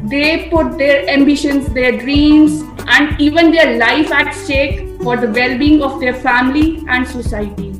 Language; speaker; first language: English; non-native, local second language; Hindi